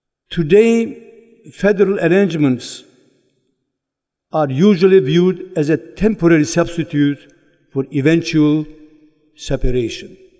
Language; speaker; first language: English; non-native, fluent; Turkish